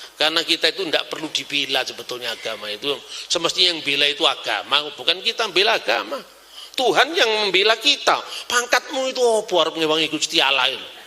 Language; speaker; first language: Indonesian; non-native, local second language; Javanese